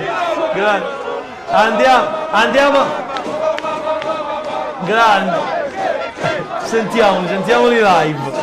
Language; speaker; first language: Italian; native; Italian